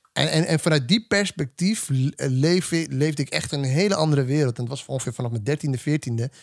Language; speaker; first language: Dutch; native; Dutch